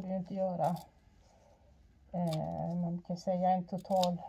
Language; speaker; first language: Swedish; native; Swedish